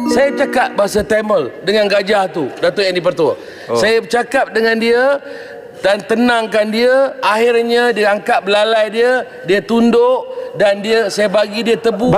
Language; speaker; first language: Malay; native; Malay